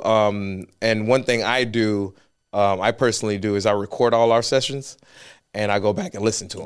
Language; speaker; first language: English; early bilingual, other home language; Spanish